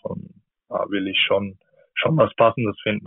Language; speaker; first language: German; native; German